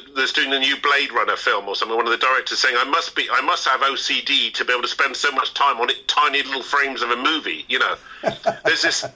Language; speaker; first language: English; native; English